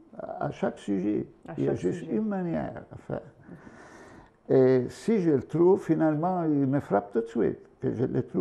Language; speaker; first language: French; non-native, fluent; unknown